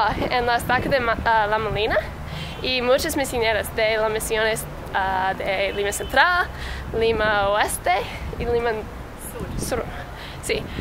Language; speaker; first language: Spanish; non-native, learner; English